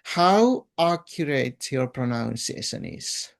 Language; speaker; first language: English; non-native, fluent; Indonesian